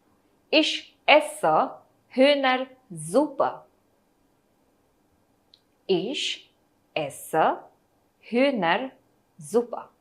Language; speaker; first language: German; non-native, fluent; Hindi